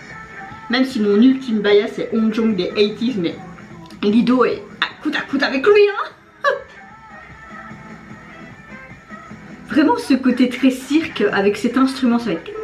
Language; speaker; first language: French; native; French